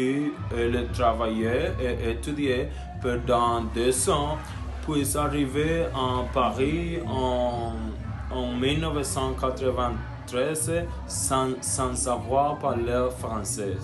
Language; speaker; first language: French; non-native, learner; Spanish